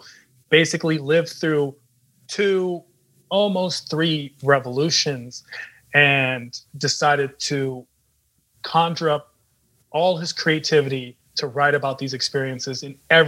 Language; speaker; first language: English; native; English